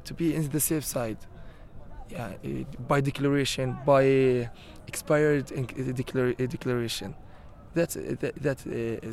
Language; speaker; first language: English; non-native, learner; Arabic